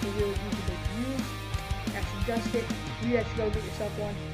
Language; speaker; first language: English; native; English